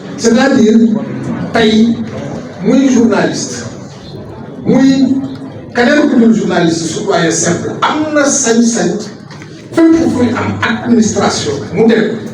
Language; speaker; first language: Wolof; non-native, local second language; Fula